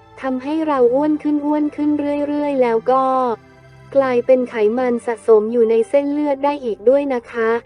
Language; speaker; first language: Thai; native; Thai